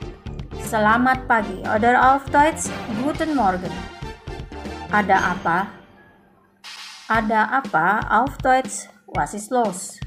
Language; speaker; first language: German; non-native, fluent; Indonesian